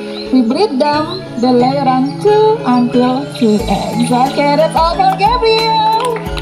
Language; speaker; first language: English; non-native, fluent; Indonesian